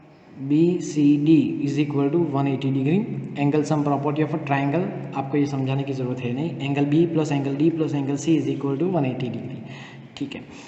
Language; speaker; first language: Hindi; native; Hindi